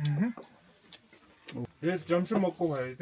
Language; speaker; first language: Korean; non-native, learner; Mongolian